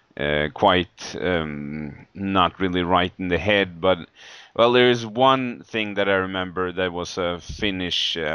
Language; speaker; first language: English; non-native, fluent; Swedish